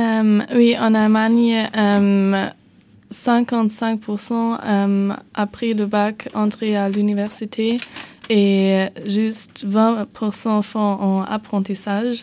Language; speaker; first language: French; non-native, learner; German